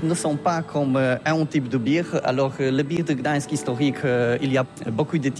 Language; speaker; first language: French; non-native, learner; Polish